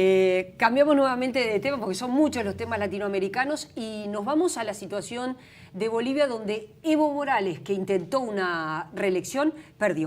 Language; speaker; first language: Spanish; native; Spanish